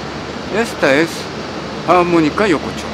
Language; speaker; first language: Spanish; non-native, learner; Japanese